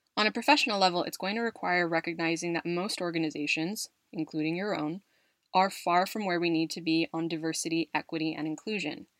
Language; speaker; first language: English; native; English